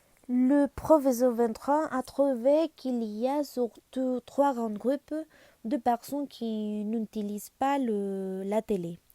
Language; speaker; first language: French; non-native, learner; Spanish